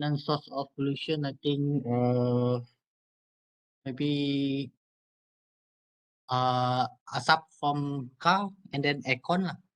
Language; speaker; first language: English; non-native, local second language; Malay